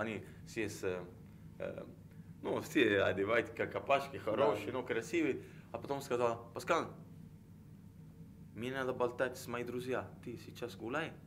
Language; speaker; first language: Russian; non-native, learner; Italian